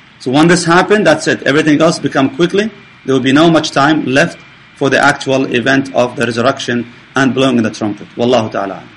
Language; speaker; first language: English; non-native, fluent; Arabic